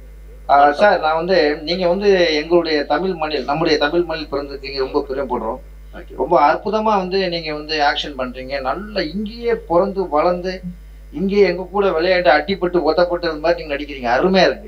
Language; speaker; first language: Tamil; native; Tamil